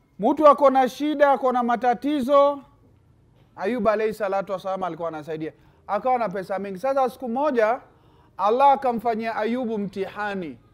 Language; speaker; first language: Swahili; native; Swahili